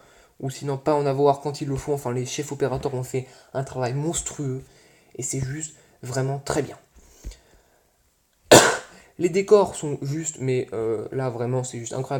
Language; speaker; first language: French; native; French